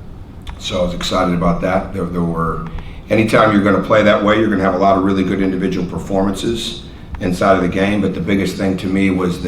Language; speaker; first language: English; native; English